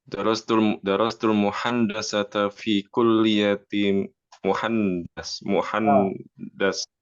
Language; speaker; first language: Arabic; non-native, learner; Indonesian